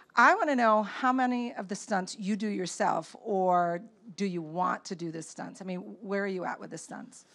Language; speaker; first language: English; native; English